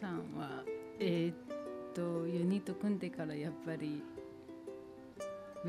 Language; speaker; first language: Japanese; non-native, fluent; Chinese